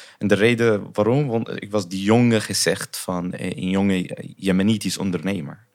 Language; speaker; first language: Dutch; non-native, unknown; Arabic